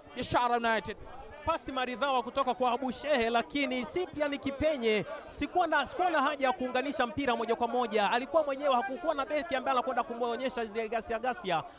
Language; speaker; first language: Swahili; native; Swahili